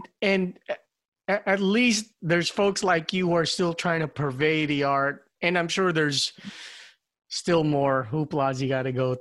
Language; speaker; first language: English; non-native, local second language; Filipino